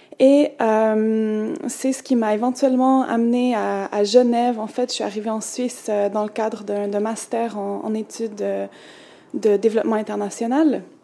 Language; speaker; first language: French; native; French